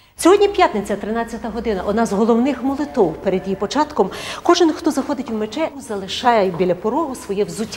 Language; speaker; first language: Ukrainian; native; Ukrainian